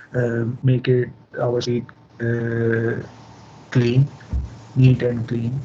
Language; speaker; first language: English; non-native, learner; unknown